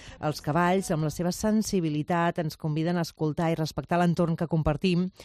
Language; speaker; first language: Catalan; non-native, local second language; Spanish